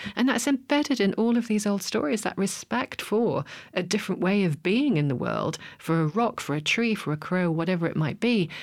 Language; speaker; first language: English; native; English